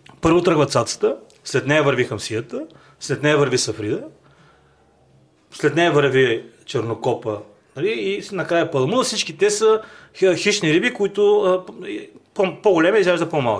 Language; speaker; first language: Bulgarian; native; Bulgarian